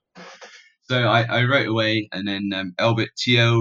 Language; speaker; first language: English; native; English